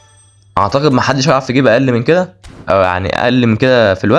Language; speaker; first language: Arabic; native; Arabic